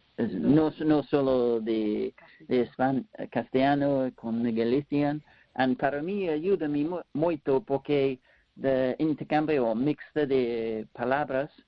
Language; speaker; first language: Spanish; non-native, learner; English